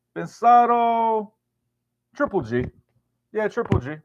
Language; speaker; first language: Spanish; non-native, learner; English